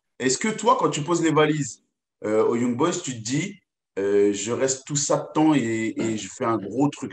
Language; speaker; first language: French; native; French